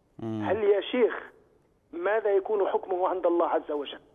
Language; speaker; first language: Arabic; native; Arabic